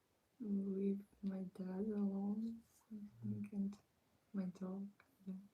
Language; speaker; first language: English; non-native, learner; Ukrainian